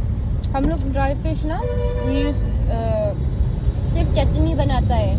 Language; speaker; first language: Hindi; non-native, local second language; Khasi